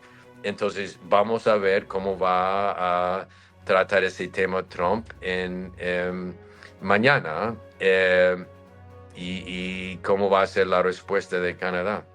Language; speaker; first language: Spanish; non-native, fluent; English